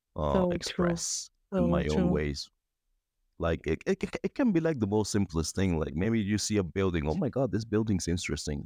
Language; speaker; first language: English; non-native, fluent; Spanish